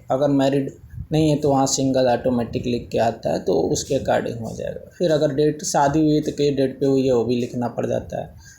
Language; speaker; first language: Hindi; native; Hindi